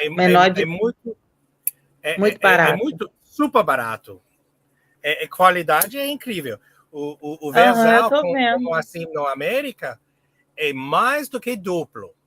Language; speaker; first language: Portuguese; non-native, learner; English